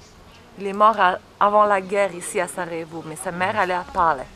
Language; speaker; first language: French; non-native, fluent; Bosnian